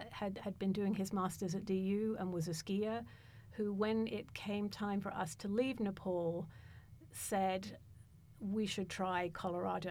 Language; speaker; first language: English; native; English